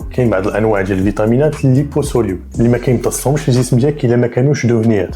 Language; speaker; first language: Arabic; native; Arabic